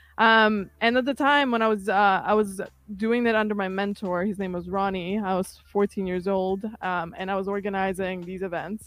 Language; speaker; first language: English; non-native, fluent; Kazakh